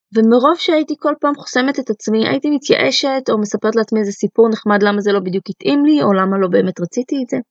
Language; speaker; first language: Hebrew; early bilingual, other home language; Russian